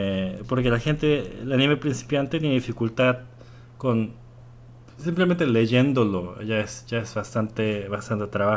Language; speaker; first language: Spanish; non-native, fluent; Korean